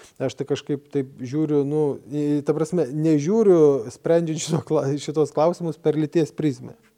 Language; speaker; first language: Lithuanian; non-native, fluent; Swedish